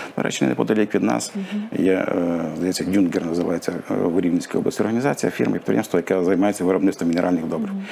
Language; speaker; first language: Ukrainian; native; Ukrainian